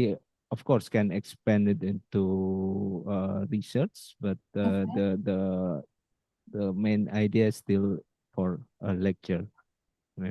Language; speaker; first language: English; non-native, fluent; Indonesian